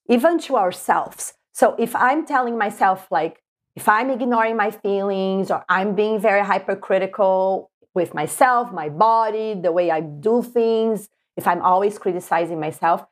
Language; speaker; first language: English; non-native, fluent; Portuguese